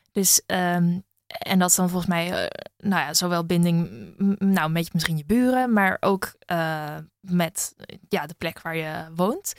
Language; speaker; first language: Dutch; native; Dutch